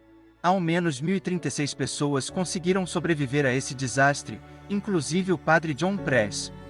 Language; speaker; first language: Portuguese; native; Portuguese